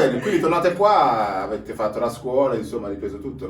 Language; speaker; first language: Italian; native; Italian